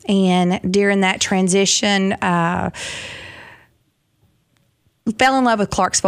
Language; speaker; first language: English; native; English